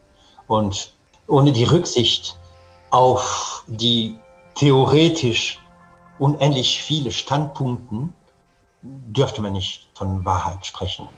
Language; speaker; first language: German; non-native, fluent; French